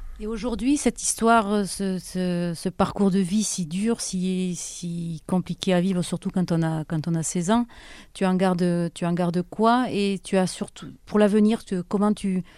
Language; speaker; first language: French; native; French